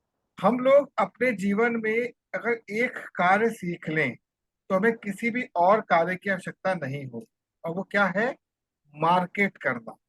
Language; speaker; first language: Hindi; native; Hindi